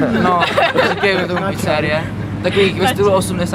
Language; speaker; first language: Czech; native; Czech